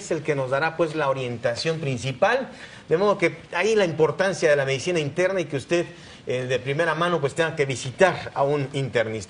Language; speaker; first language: Spanish; native; Spanish